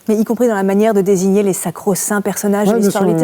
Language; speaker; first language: French; native; French